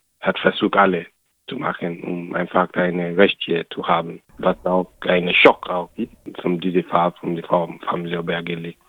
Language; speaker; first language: German; non-native, learner; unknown